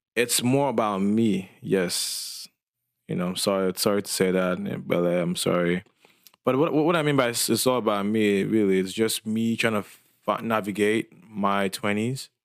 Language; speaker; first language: English; non-native, local second language; Yoruba